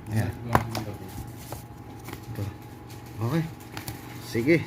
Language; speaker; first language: Filipino; native; Filipino